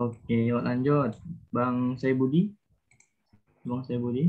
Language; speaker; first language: Indonesian; native; Indonesian